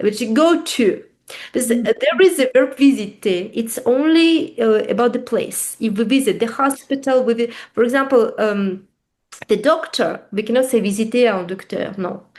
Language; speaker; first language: English; non-native, fluent; Russian